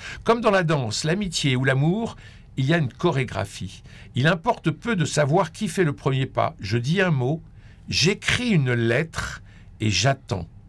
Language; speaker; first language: French; native; French